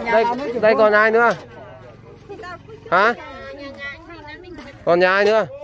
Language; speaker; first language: Vietnamese; native; Vietnamese